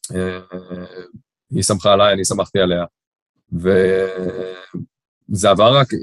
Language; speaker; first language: Hebrew; native; Hebrew